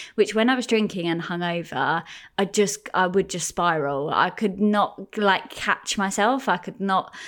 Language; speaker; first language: English; native; English